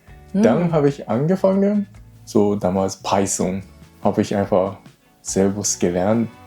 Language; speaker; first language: German; non-native, learner; Japanese